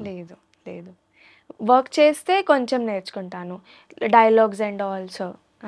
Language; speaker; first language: Telugu; non-native, learner; Hindi